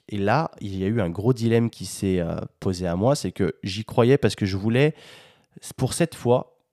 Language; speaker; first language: French; native; French